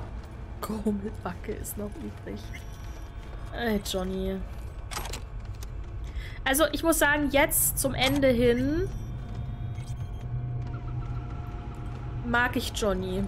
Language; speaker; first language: German; native; German